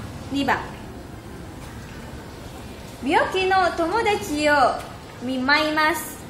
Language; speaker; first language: Japanese; non-native, learner; Indonesian